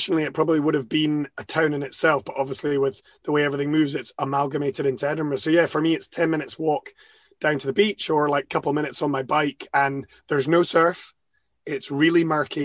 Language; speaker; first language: English; native; English